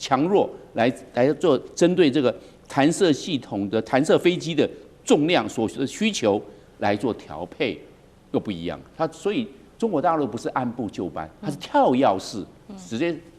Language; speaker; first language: Chinese; native; Chinese